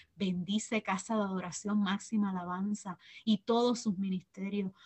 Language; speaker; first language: Spanish; native; Spanish